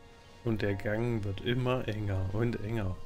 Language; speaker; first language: German; native; German